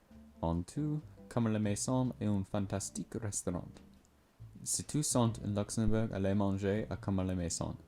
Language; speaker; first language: French; non-native, learner; English